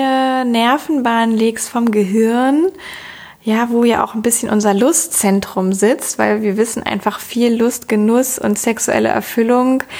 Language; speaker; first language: German; native; German